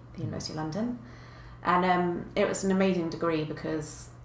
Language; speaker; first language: English; native; English